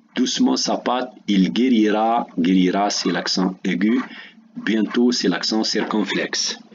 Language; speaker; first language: French; non-native, local second language; Arabic